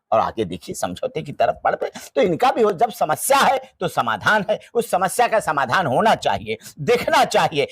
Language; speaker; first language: Hindi; native; Hindi